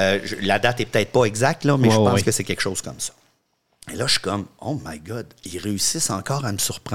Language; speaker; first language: French; native; French